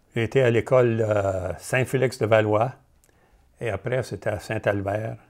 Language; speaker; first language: French; native; French